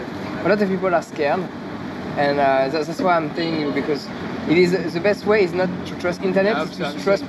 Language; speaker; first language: English; non-native, learner; French